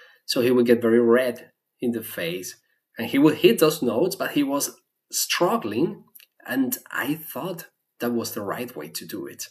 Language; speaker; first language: English; non-native, fluent; Spanish